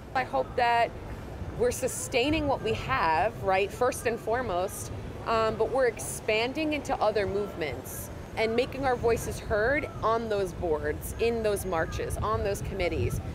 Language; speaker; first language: English; native; English